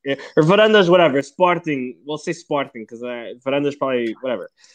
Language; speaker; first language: English; early bilingual, other home language; Portuguese